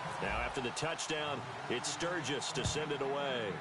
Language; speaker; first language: English; native; English